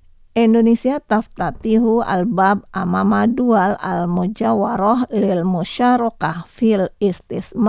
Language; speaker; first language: Arabic; non-native, fluent; Indonesian